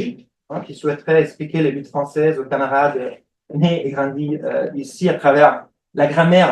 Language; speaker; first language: French; non-native, fluent; Italian